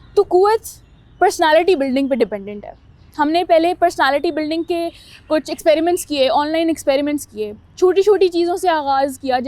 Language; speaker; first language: Urdu; native; Urdu